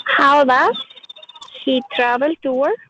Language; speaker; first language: English; non-native, learner; Spanish